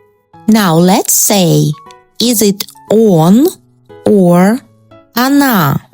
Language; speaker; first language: English; non-native, fluent; Russian